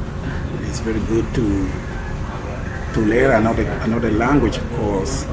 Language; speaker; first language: English; non-native, learner; Spanish